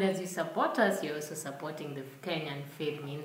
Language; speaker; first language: English; non-native, local second language; Swahili